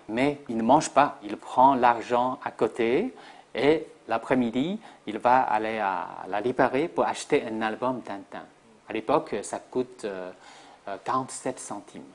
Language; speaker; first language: French; non-native, fluent; Chinese